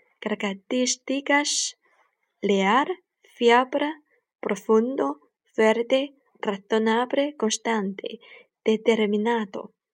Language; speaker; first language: Spanish; non-native, learner; Chinese